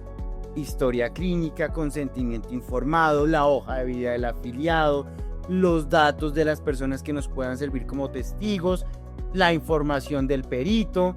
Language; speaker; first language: Spanish; native; Spanish